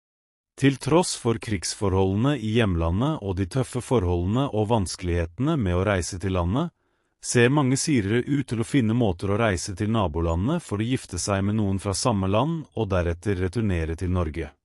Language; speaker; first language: Norwegian; non-native, fluent; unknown